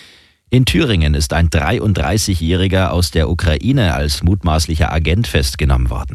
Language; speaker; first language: German; native; German